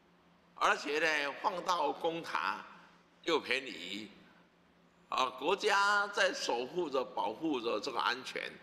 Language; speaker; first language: Chinese; native; Chinese